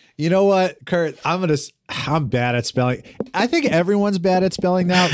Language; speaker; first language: English; native; English